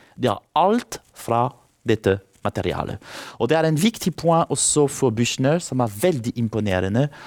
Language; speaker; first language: Norwegian; non-native, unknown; French